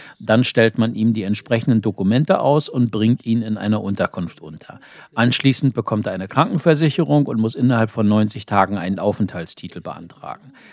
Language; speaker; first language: German; non-native, fluent; Ukrainian